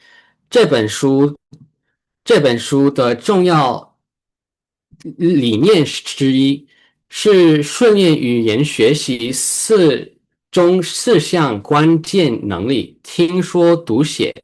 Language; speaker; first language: Chinese; early bilingual, heritage; Chinese